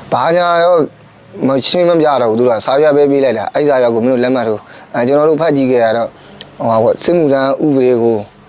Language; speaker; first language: Burmese; native; Burmese